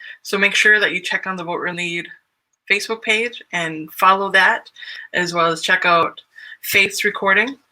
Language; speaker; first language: English; native; English